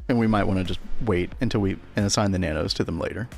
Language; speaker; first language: English; native; English